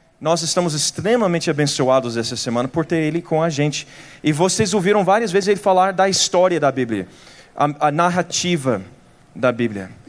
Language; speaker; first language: Portuguese; non-native, fluent; English